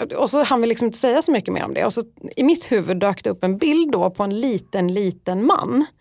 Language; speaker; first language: Swedish; early bilingual, other home language; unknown